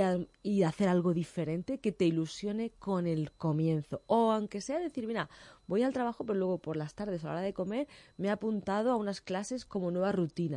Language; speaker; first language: Spanish; native; Spanish